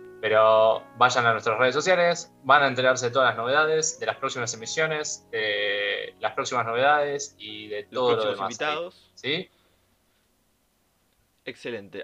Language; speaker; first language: Spanish; native; Spanish